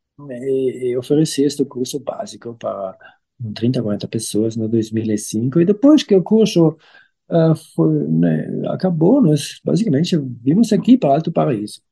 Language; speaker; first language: Portuguese; non-native, fluent; German